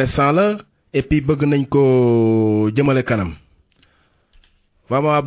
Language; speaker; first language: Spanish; non-native, learner; Wolof